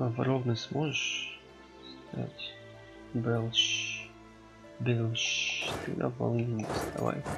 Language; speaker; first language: Russian; native; Russian